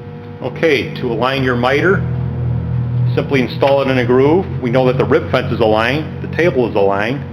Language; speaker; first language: English; native; English